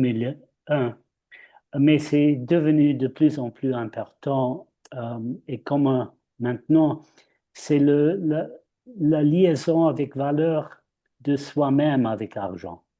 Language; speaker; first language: French; non-native, fluent; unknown